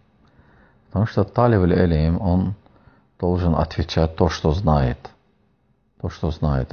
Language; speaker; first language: Russian; non-native, fluent; Azerbaijani